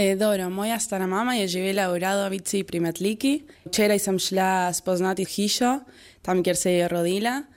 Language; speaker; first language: Slovenian; early bilingual, heritage; Slovenian